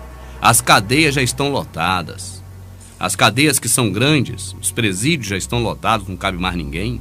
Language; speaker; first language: Portuguese; native; Portuguese